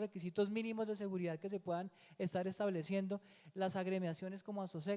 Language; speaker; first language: Spanish; native; Spanish